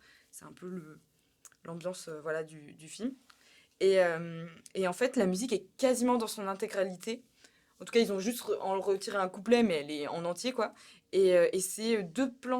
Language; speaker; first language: French; native; French